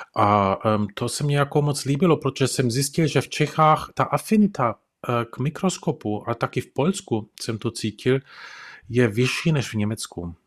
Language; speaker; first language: Czech; early bilingual, heritage; Czech